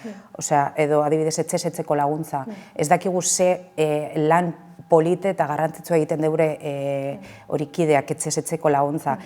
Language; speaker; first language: Basque; native; Basque